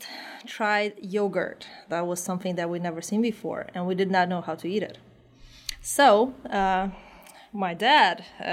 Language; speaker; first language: English; non-native, fluent; Uzbek